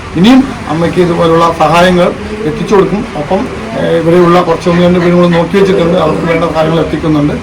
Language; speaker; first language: Malayalam; native; Malayalam